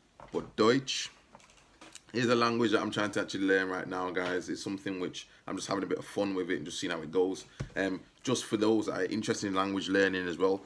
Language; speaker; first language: English; native; English